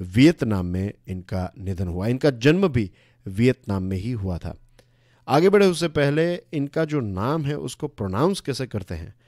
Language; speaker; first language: Hindi; non-native, local second language; Gujarati